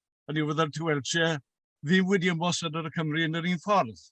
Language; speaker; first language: Welsh; native; Welsh